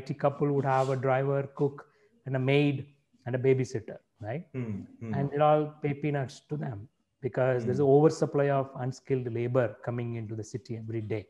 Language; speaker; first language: English; non-native, local second language; Tamil